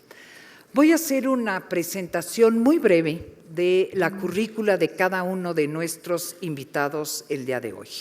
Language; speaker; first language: Spanish; native; Spanish